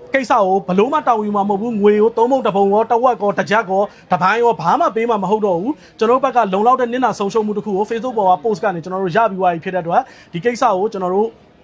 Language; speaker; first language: Burmese; native; Burmese